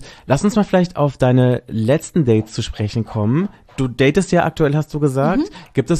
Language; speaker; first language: German; native; German